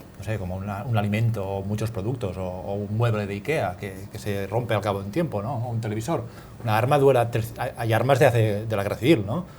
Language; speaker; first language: Spanish; non-native, local second language; Catalan